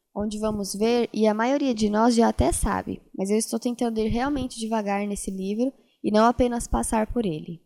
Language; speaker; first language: Portuguese; native; Portuguese